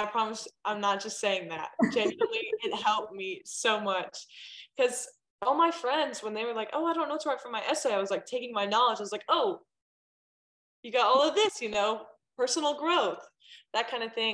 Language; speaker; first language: English; native; English